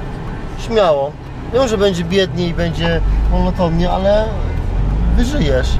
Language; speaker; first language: Polish; native; Polish